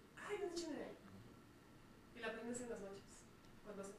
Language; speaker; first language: Spanish; native; Spanish